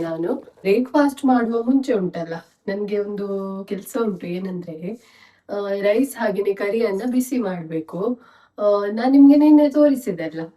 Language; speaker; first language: Kannada; non-native, local second language; Tulu